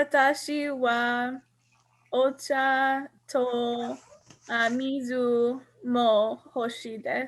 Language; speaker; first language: Japanese; non-native, learner; English